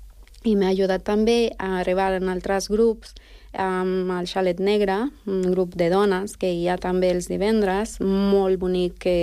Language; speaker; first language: Catalan; non-native, fluent; Spanish